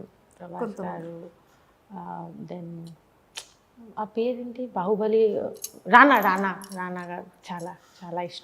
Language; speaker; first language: Telugu; non-native, learner; Bangla